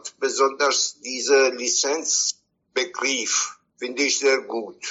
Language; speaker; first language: German; non-native, fluent; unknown